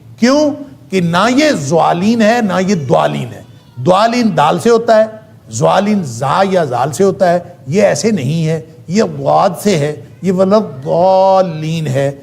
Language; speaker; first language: Urdu; non-native, local second language; Punjabi